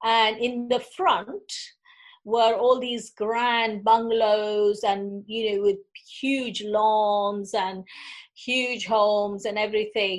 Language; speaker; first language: English; non-native, local second language; Bangla